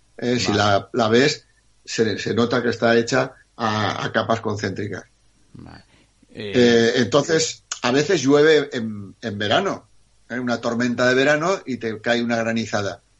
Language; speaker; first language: Spanish; native; Spanish